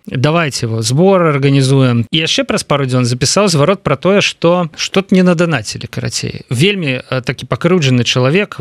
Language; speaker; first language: Belarusian; non-native, local second language; Russian